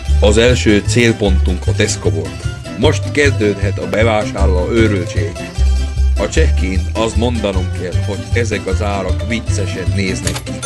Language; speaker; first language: Hungarian; non-native, learner; Czech